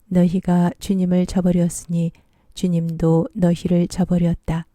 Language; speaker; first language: Korean; native; Korean